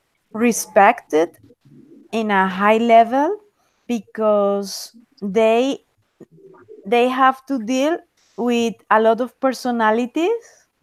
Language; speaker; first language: English; non-native, fluent; Spanish